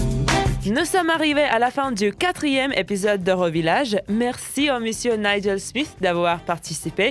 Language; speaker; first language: French; non-native, fluent; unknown